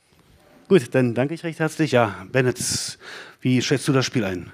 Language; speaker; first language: German; native; German